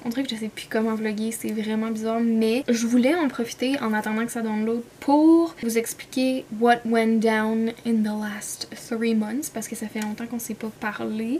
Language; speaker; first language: French; native; French